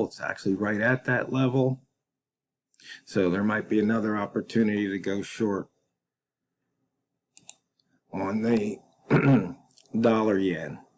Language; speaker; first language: English; native; English